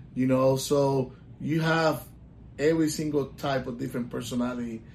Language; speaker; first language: English; non-native, local second language; Spanish